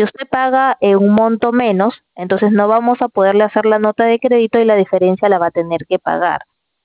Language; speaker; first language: Spanish; native; Spanish